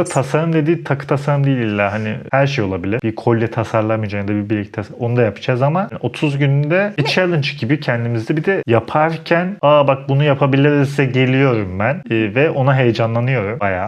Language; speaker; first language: Turkish; native; Turkish